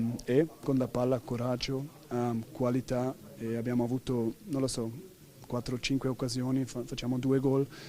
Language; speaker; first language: Italian; non-native, fluent; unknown